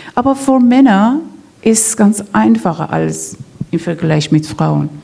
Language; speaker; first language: German; non-native, learner; Persian